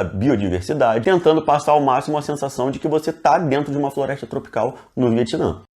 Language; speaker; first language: Portuguese; native; Portuguese